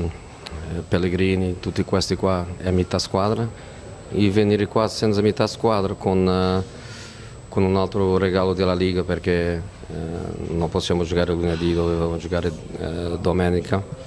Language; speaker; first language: Italian; non-native, fluent; Portuguese